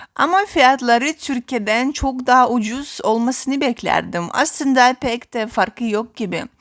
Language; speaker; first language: Turkish; non-native, fluent; Russian